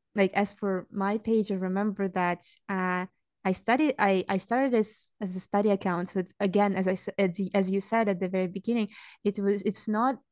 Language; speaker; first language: English; non-native, fluent; Russian